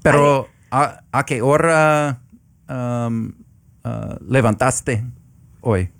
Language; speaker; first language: Spanish; non-native, learner; English